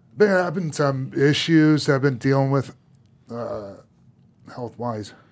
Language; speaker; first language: English; native; English